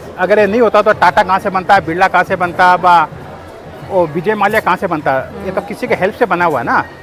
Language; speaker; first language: Hindi; non-native, local second language; Assamese